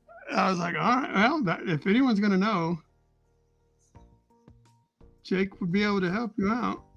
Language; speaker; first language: English; native; English